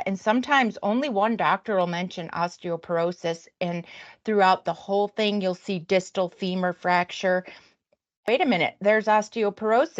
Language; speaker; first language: English; native; English